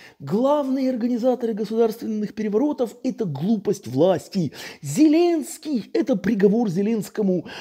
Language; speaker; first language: Russian; native; Russian